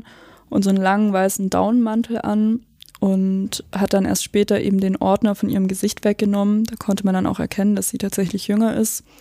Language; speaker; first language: German; native; German